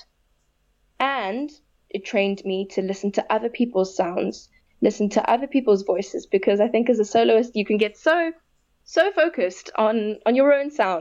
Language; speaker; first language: English; native; English